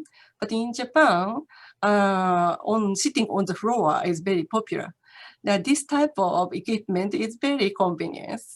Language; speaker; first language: English; non-native, learner; Japanese